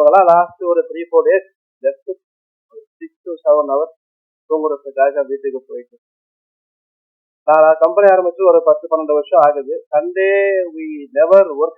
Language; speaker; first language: Tamil; native; Tamil